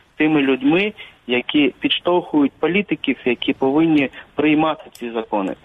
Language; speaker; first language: Ukrainian; non-native, local second language; Crimean Tatar